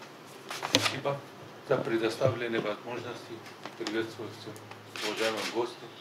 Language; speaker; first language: Russian; native; Russian